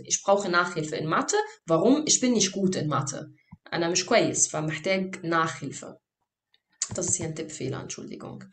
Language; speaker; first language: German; non-native, fluent; Arabic